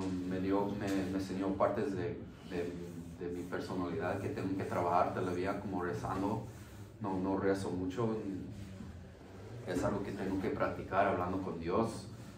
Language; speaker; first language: Spanish; early bilingual, heritage; Spanish